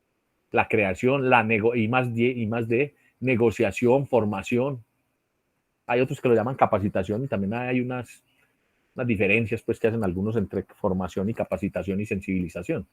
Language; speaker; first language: Spanish; native; Spanish